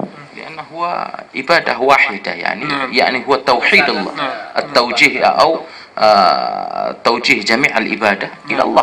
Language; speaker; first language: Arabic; non-native, fluent; Indonesian